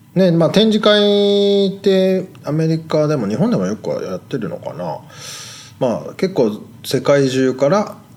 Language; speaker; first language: Japanese; native; Japanese